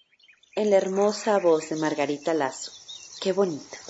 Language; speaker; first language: Spanish; native; Spanish